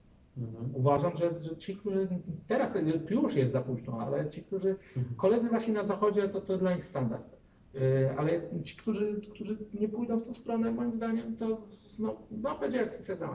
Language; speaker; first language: Polish; native; Polish